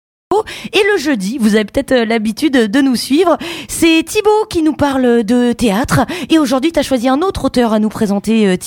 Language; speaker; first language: French; native; French